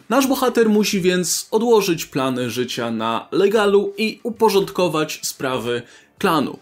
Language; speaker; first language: Polish; native; Polish